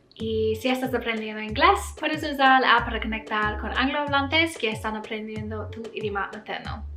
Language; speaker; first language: Spanish; non-native, learner; English